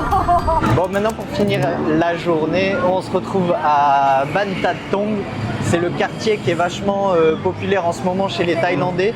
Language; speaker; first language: French; native; French